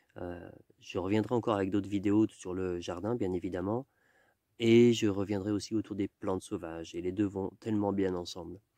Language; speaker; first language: French; native; French